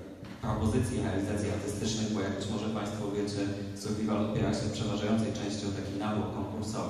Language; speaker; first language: Polish; native; Polish